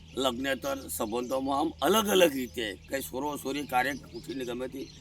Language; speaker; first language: Gujarati; non-native, local second language; Bhili